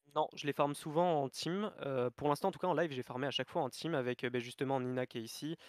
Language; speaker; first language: French; native; French